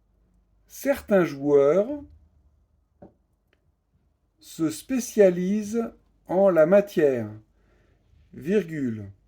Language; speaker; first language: French; native; French